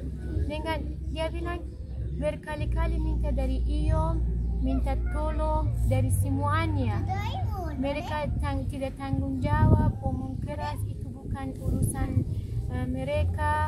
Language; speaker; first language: Indonesian; non-native, learner; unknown